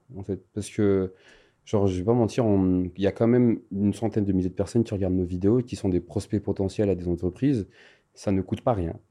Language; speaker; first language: French; non-native, local second language; Malagasy